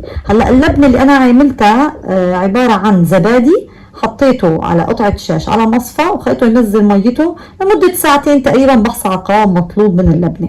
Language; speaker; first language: Arabic; native; Arabic